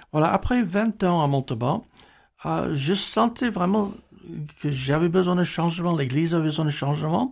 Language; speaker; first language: French; non-native, fluent; English